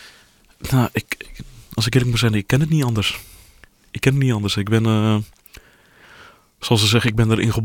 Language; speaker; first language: Dutch; early bilingual, other home language; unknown